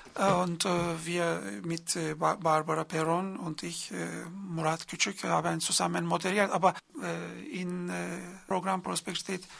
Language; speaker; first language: German; non-native, learner; Turkish